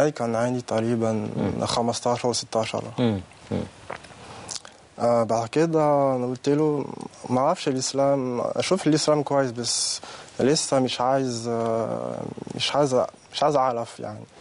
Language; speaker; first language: Arabic; non-native, learner; French